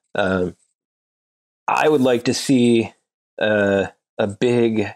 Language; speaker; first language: English; native; English